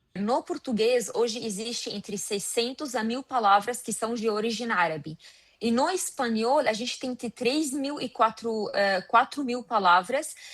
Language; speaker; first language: Portuguese; non-native, fluent; Arabic